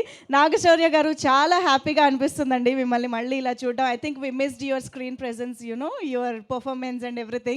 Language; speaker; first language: Telugu; native; Telugu